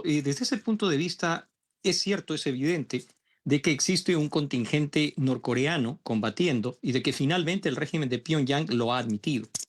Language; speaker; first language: Spanish; native; Spanish